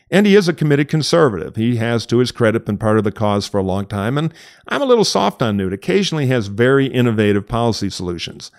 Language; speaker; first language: English; native; English